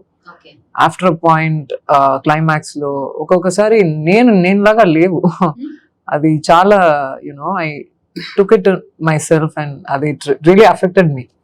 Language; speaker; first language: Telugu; non-native, learner; Tamil